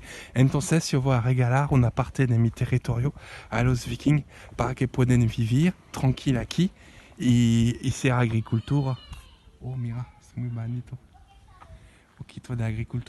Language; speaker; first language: Spanish; non-native, learner; French